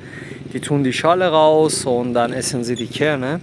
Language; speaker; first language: German; non-native, fluent; Persian